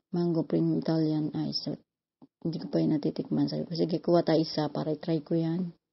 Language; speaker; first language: Filipino; native; Filipino